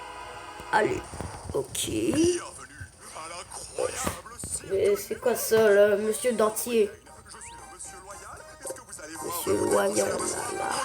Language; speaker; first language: French; native; French